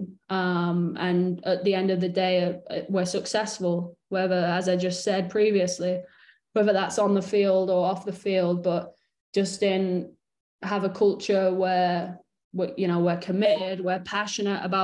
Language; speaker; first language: English; native; English